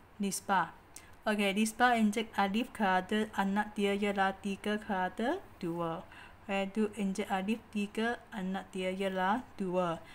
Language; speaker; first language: Malay; non-native, local second language; Chinese